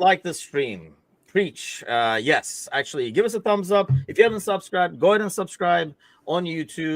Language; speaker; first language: English; native; English